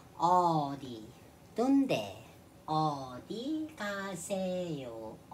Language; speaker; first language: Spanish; non-native, learner; Korean